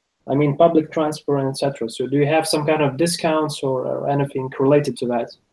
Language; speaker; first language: English; non-native, fluent; Lithuanian